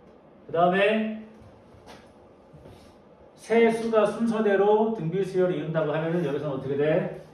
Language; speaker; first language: Korean; native; Korean